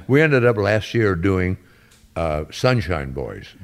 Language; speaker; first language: English; native; English